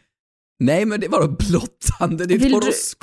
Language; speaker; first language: Swedish; native; Swedish